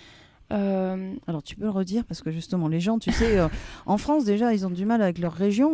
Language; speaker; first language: French; native; French